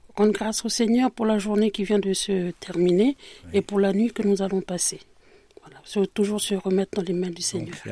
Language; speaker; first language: French; native; French